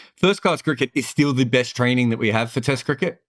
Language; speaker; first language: English; native; English